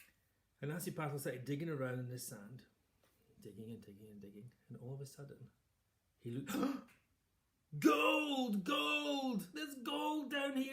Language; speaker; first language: English; native; English